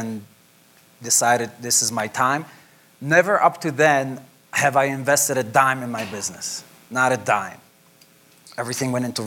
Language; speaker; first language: English; non-native, fluent; Polish